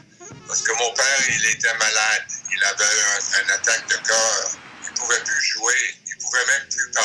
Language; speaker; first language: French; early bilingual, other home language; English